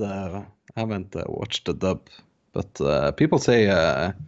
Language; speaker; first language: English; non-native, fluent; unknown